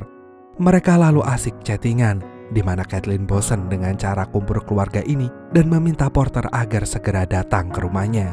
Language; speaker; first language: Indonesian; native; Indonesian